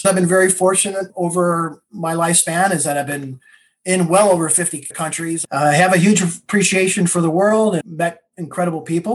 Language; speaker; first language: English; native; English